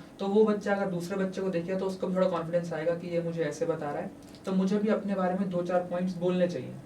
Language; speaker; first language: Hindi; native; Hindi